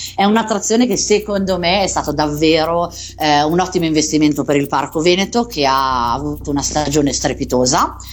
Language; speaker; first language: Italian; native; Italian